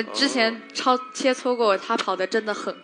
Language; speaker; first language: Chinese; native; Chinese